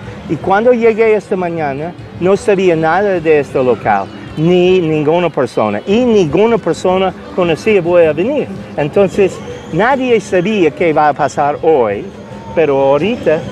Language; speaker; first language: Spanish; non-native, learner; English